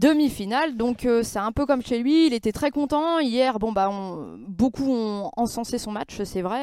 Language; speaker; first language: French; native; French